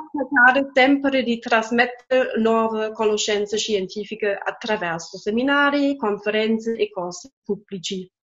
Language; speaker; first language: Italian; non-native, fluent; German